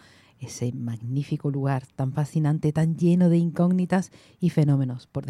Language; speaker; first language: Spanish; native; Spanish